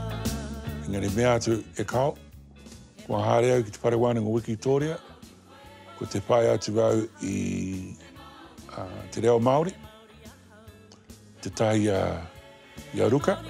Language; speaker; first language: Māori; non-native, local second language; English